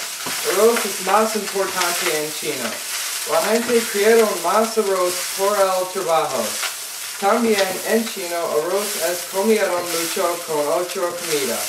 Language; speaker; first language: Spanish; non-native, learner; English